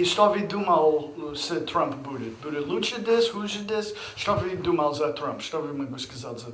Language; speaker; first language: Russian; non-native, learner; English